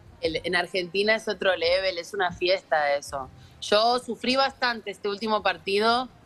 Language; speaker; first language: Spanish; native; Spanish